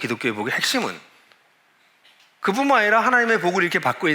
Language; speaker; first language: Korean; native; Korean